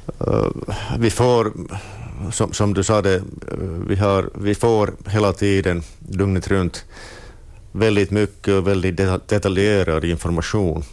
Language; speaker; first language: Swedish; non-native, local second language; Finnish